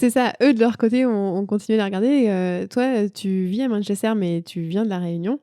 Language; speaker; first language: French; native; French